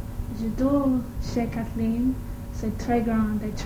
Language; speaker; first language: French; non-native, learner; English